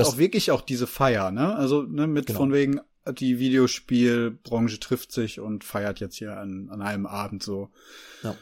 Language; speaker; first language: German; native; German